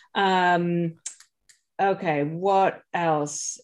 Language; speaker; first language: English; native; English